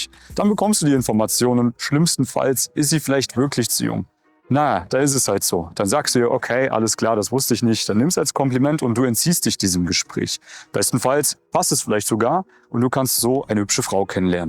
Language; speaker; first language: German; native; German